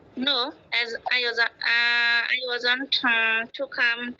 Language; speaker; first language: English; non-native, learner; Bangla